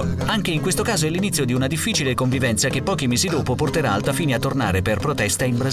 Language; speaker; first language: Italian; native; Italian